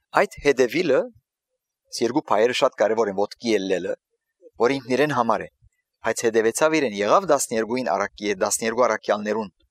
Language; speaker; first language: Armenian; early bilingual, heritage; Armenian